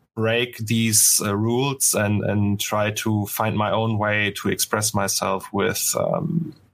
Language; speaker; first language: English; non-native, fluent; German